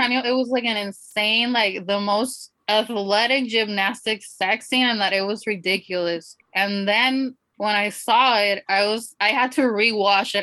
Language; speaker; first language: English; non-native, local second language; Spanish